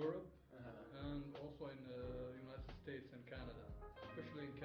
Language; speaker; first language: English; non-native, fluent; Arabic